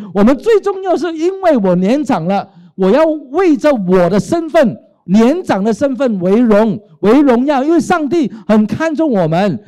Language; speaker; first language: Chinese; non-native, local second language; Cantonese